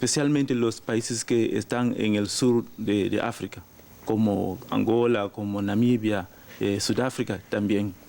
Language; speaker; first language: Spanish; non-native, learner; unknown